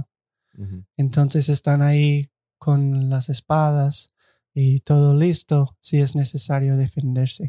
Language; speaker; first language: Spanish; non-native, fluent; English